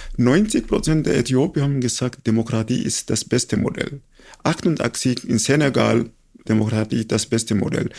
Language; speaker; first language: German; non-native, fluent; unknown